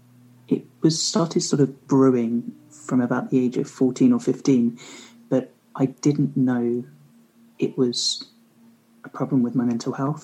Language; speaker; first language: English; native; English